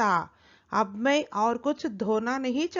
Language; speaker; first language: Hindi; non-native, local second language; Telugu